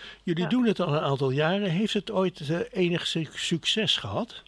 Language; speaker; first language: Dutch; native; Dutch